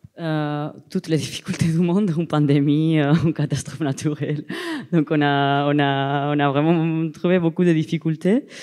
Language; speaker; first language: French; non-native, fluent; Spanish